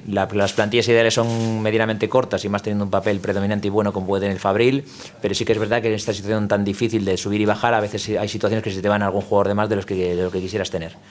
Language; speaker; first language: Spanish; native; Spanish